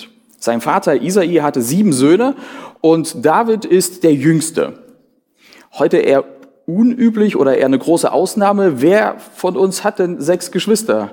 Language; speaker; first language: German; native; German